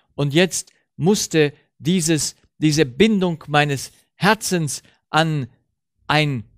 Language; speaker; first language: German; early bilingual, heritage; Romanian